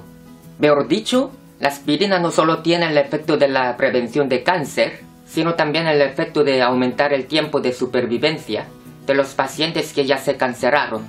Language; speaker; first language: Spanish; non-native, fluent; Korean